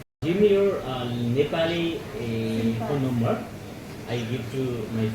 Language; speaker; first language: English; non-native, learner; Nepali